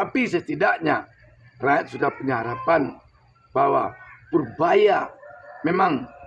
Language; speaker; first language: Indonesian; native; Indonesian